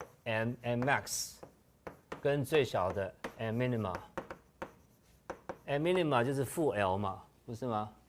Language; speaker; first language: Chinese; native; Chinese